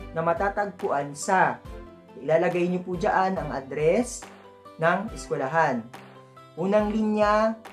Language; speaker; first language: Filipino; non-native, local second language; Bikol